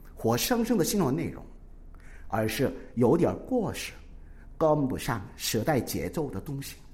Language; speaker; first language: Chinese; non-native, fluent; Korean